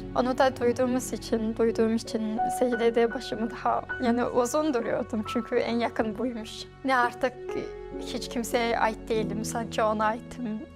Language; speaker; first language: Turkish; non-native, fluent; Mongolian